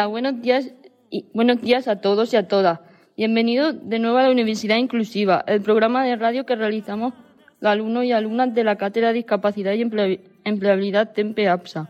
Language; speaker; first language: Spanish; native; Spanish